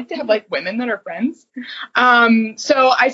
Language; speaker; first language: English; native; English